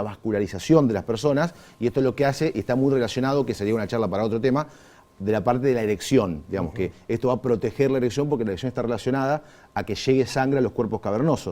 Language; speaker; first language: Spanish; native; Spanish